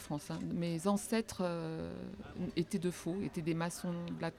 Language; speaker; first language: French; native; French